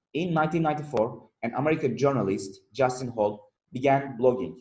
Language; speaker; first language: English; non-native, fluent; Turkish